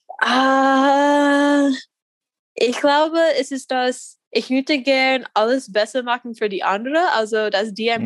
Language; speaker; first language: German; non-native, learner; English